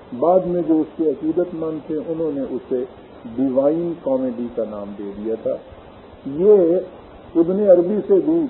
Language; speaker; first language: Urdu; native; Urdu